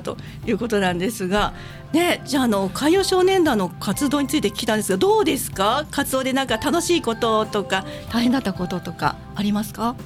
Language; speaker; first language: Japanese; native; Japanese